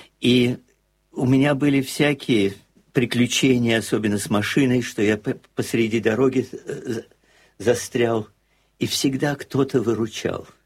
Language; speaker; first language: Russian; native; Russian